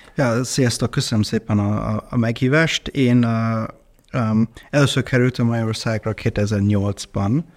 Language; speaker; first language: Hungarian; non-native, fluent; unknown